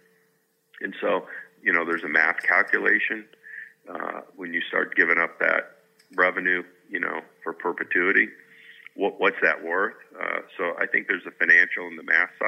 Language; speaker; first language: English; native; English